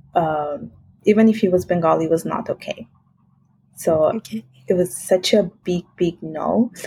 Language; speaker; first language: English; non-native, fluent; Italian